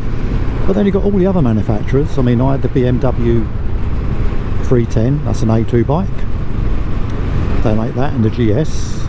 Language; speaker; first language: English; native; English